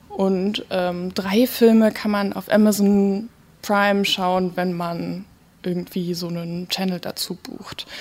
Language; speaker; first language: German; native; German